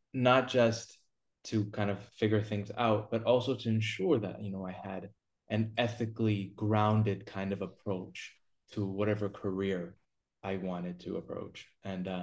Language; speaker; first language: English; native; English